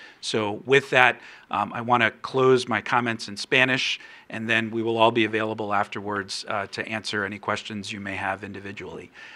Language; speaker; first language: English; early bilingual, other home language; Spanish